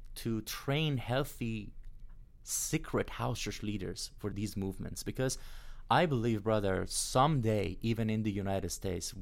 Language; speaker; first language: English; non-native, fluent; Persian